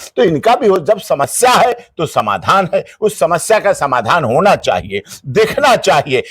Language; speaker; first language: Hindi; native; Hindi